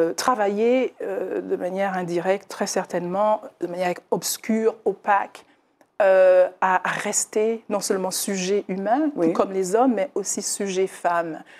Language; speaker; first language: French; native; French